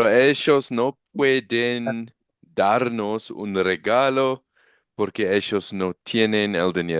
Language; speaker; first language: Spanish; non-native, learner; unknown